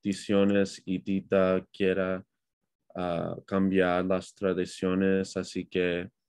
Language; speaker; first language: Spanish; non-native, learner; English